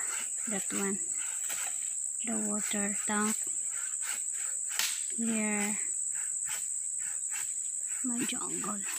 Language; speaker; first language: English; non-native, learner; Filipino